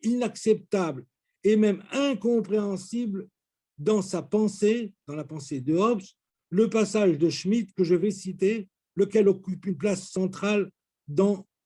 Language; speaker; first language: French; native; French